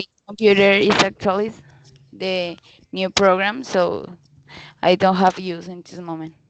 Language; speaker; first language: English; non-native, learner; Spanish